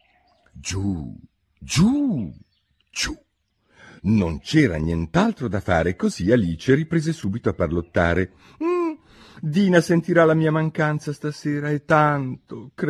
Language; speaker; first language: Italian; native; Italian